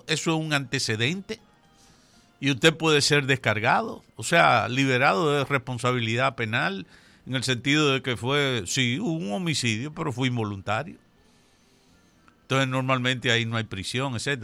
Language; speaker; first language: Spanish; native; Spanish